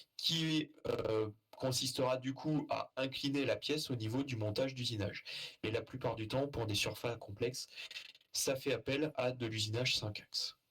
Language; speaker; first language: French; native; French